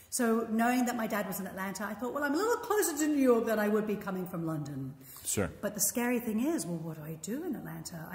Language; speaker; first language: English; native; English